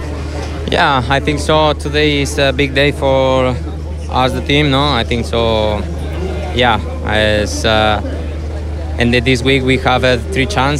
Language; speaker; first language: English; non-native, learner; Spanish